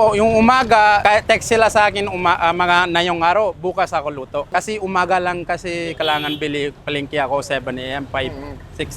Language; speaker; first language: Filipino; non-native, learner; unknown